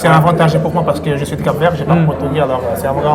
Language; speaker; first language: French; non-native, fluent; Portuguese